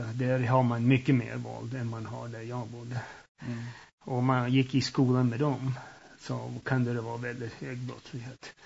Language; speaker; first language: Swedish; early bilingual, heritage; Swedish